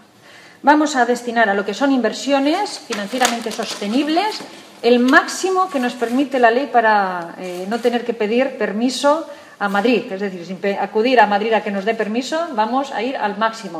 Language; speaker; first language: Spanish; native; Spanish